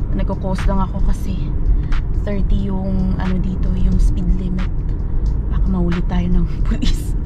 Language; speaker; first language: Filipino; non-native, local second language; Hiligaynon